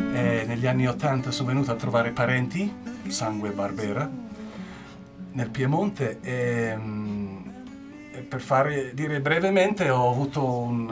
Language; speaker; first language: Italian; non-native, learner; English